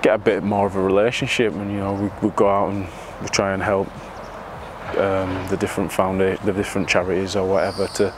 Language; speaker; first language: English; native; English